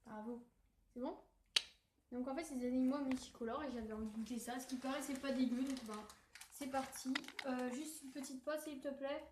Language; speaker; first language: French; native; French